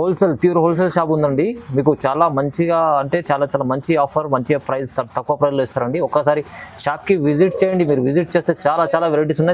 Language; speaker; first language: Telugu; native; Telugu